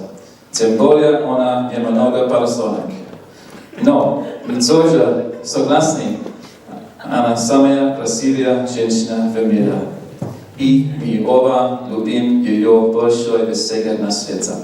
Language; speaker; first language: Russian; non-native, learner; English